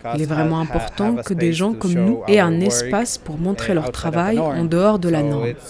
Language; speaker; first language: French; non-native, fluent; Spanish